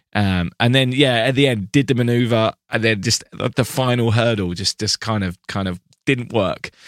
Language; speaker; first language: English; native; English